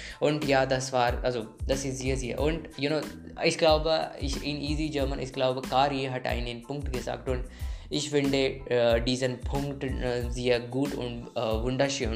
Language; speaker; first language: German; non-native, learner; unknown